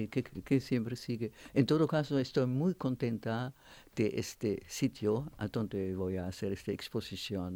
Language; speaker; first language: Spanish; non-native, fluent; French